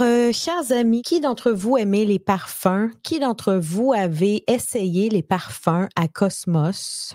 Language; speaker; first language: French; native; French